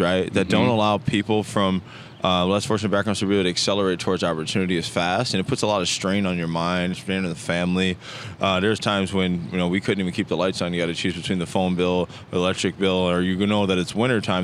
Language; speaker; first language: English; native; English